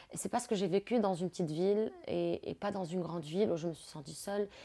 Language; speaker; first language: French; non-native, local second language; Arabic